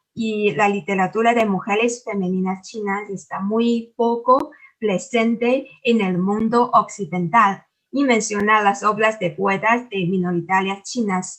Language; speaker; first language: Spanish; non-native, fluent; Chinese